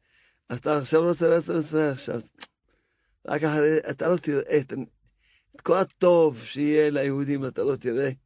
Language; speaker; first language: Hebrew; non-native, fluent; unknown